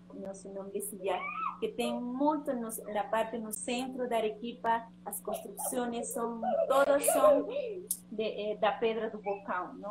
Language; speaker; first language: Portuguese; non-native, learner; Spanish